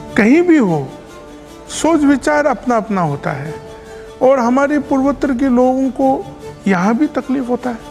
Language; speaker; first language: Hindi; non-native, local second language; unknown